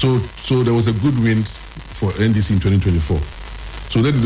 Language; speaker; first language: English; non-native, local second language; Akan